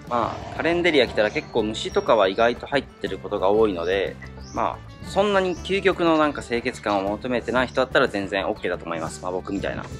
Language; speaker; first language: Japanese; native; Japanese